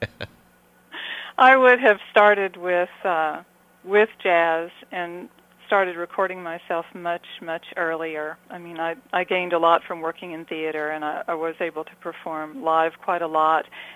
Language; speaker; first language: English; native; English